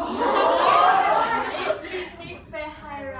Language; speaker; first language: German; non-native, learner; Thai